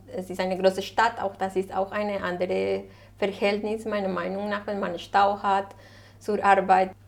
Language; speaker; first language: German; non-native, fluent; Spanish